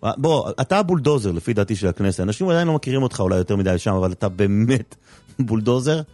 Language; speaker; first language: Hebrew; native; Hebrew